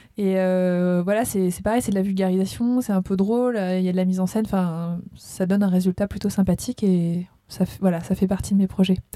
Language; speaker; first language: French; native; French